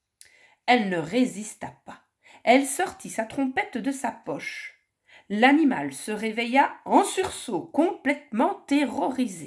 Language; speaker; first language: French; native; French